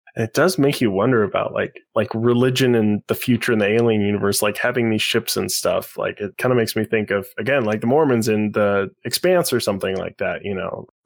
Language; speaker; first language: English; native; English